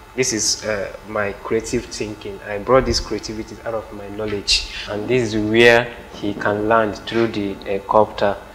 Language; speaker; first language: English; non-native, local second language; Igbo